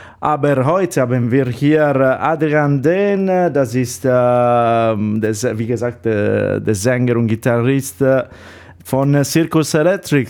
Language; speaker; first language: German; non-native, learner; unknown